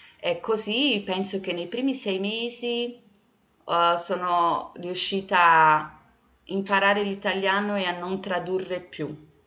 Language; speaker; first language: Italian; early bilingual, other home language; Portuguese